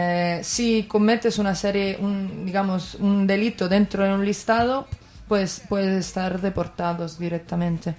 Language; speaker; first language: Spanish; native; Spanish